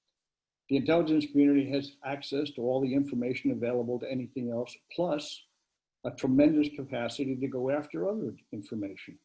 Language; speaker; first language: English; native; English